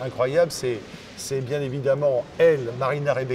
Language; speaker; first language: French; native; French